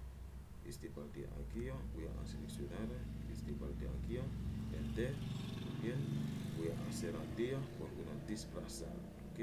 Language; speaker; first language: Spanish; non-native, learner; Haitian Creole